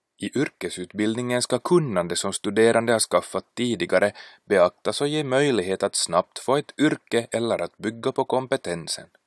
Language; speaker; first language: Swedish; native; Swedish